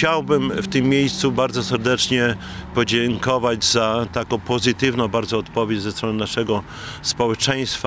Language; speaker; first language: Polish; native; Polish